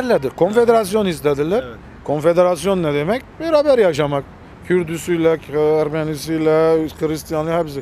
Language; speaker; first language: Turkish; non-native, fluent; Armenian